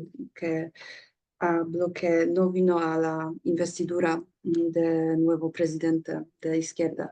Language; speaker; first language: Spanish; non-native, learner; Polish